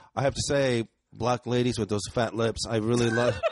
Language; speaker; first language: English; early bilingual, other home language; Japanese